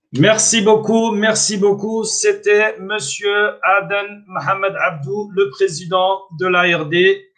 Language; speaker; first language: French; non-native, local second language; Somali